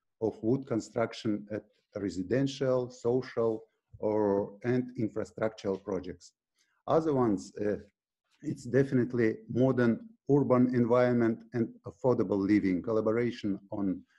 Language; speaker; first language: English; non-native, fluent; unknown